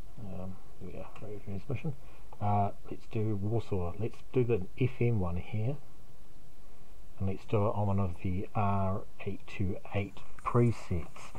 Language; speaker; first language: English; native; English